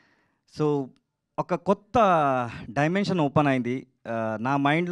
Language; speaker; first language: Telugu; non-native, learner; Kannada